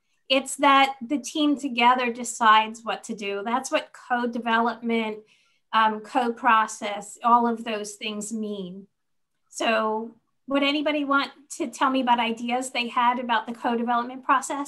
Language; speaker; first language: English; native; English